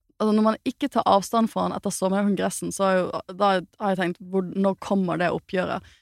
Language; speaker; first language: Norwegian; native; Norwegian